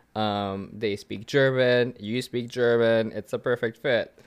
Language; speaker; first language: English; early bilingual, other home language; German